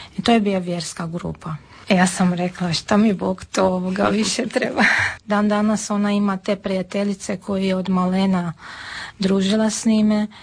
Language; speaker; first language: Serbian; non-native, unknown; Armenian